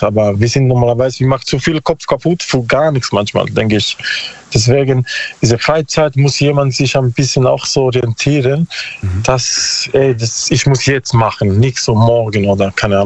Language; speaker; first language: German; non-native, learner; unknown